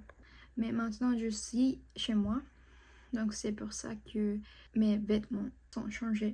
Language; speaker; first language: French; non-native, fluent; Japanese